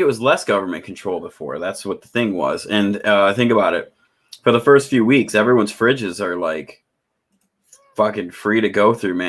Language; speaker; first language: English; native; English